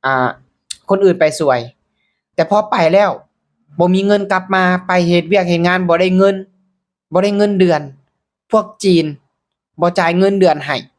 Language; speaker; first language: Thai; non-native, local second language; Northeastern Thai